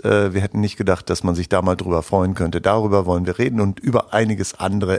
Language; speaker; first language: German; native; German